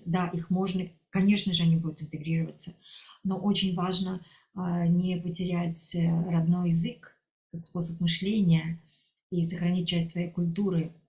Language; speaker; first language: Russian; native; Russian